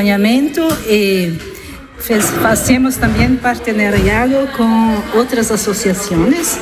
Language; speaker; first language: Spanish; non-native, fluent; Italian